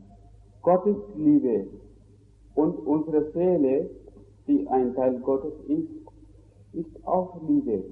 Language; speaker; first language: German; non-native, fluent; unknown